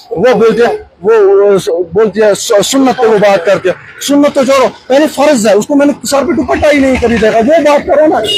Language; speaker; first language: Hindi; non-native, local second language; Kashmiri